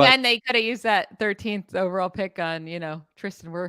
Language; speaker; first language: English; native; English